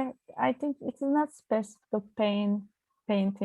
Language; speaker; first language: English; non-native, learner; Turkish